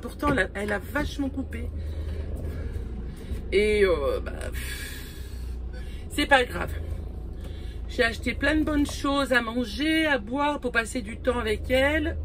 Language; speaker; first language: French; native; French